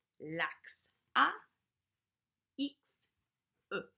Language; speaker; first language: French; non-native, fluent; English